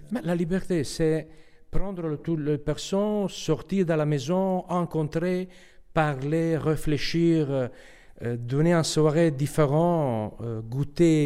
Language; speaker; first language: French; non-native, learner; Italian